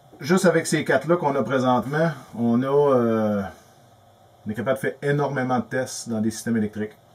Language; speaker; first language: French; native; French